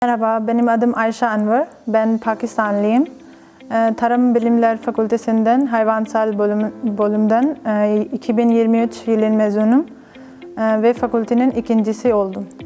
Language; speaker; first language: Turkish; non-native, learner; Urdu